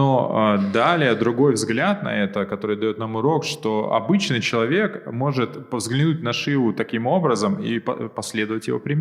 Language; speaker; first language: Russian; native; Russian